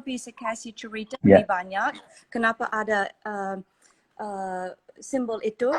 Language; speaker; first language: Indonesian; non-native, learner; English